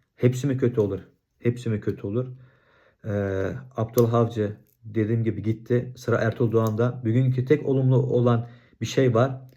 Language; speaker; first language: Turkish; non-native, fluent; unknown